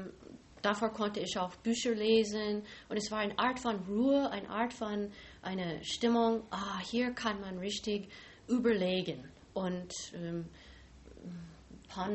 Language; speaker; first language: German; non-native, fluent; English